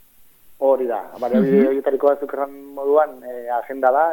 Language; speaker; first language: Basque; native; Basque